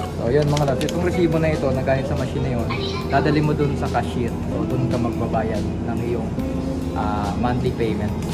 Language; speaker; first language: Filipino; native; Filipino